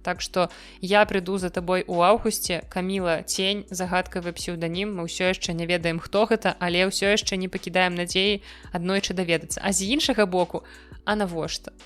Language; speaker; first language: Belarusian; non-native, local second language; Russian